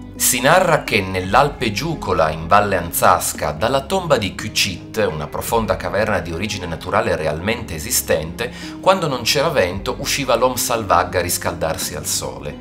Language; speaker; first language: Italian; native; Italian